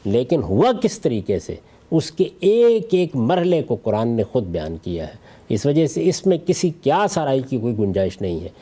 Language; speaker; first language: Urdu; non-native, local second language; Punjabi